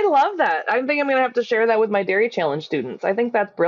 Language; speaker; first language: English; native; English